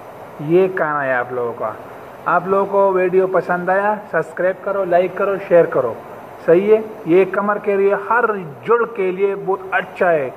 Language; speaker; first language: Hindi; non-native, local second language; Pashto